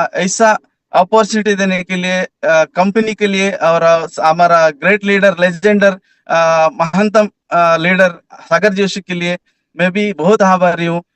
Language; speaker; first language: Hindi; non-native, local second language; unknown